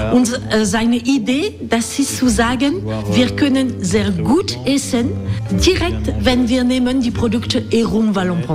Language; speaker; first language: German; non-native, learner; French